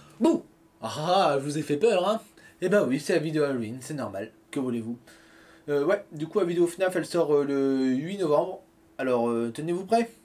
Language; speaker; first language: French; native; French